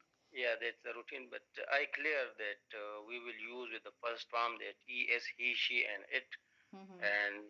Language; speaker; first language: English; non-native, learner; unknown